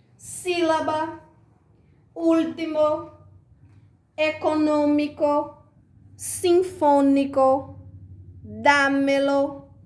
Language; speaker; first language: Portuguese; native; Portuguese